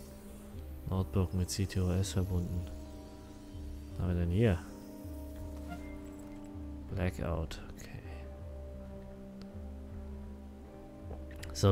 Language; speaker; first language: German; native; German